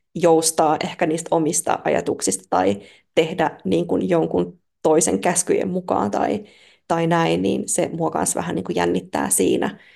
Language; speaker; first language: Finnish; native; Finnish